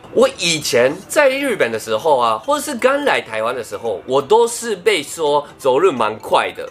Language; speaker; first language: Chinese; non-native, fluent; Japanese